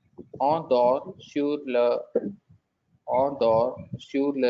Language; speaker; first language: French; non-native, learner; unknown